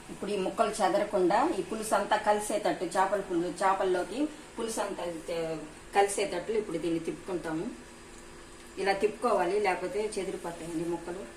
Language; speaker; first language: Telugu; native; Telugu